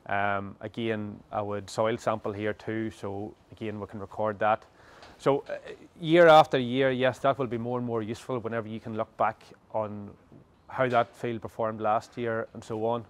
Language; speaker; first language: English; native; English